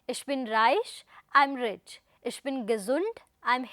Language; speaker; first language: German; non-native, fluent; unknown